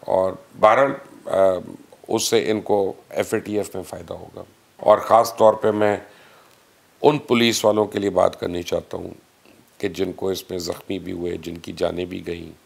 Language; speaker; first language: Urdu; non-native, local second language; Punjabi